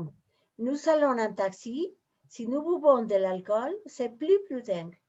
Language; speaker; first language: French; non-native, learner; Spanish